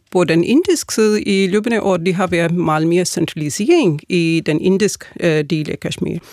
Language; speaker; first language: Danish; non-native, fluent; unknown